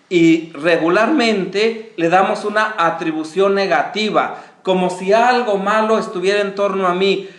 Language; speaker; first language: Spanish; native; Spanish